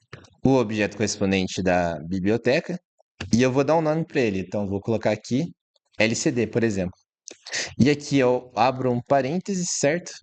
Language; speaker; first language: Portuguese; native; Portuguese